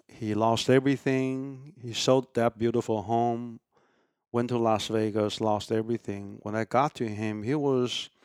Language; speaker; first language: English; early bilingual, other home language; Chinese